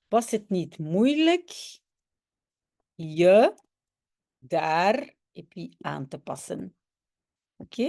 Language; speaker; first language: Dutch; non-native, local second language; French